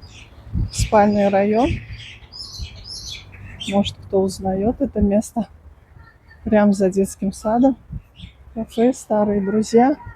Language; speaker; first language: Russian; native; Russian